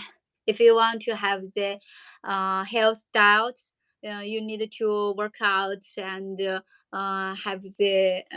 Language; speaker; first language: English; non-native, learner; Chinese